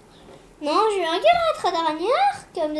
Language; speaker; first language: French; early bilingual, heritage; French